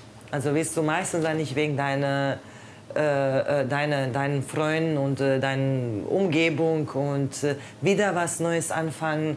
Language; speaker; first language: German; non-native, fluent; Croatian